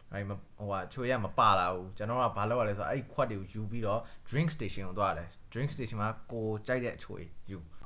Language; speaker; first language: Burmese; native; Burmese